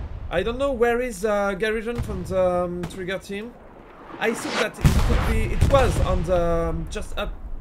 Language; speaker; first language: English; non-native, learner; French